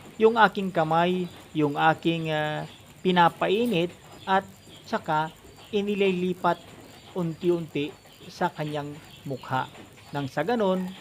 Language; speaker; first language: Filipino; non-native, local second language; Iloko